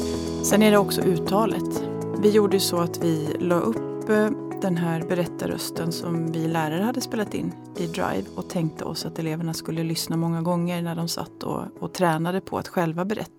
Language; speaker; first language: Swedish; native; Swedish